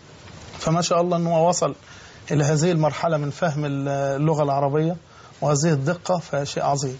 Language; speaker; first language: Arabic; native; Arabic